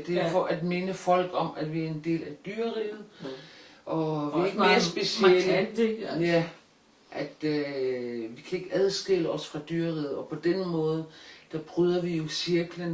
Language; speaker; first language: Danish; non-native, local second language; Kalaallisut